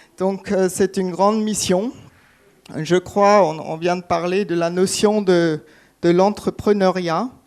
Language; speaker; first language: French; non-native, fluent; German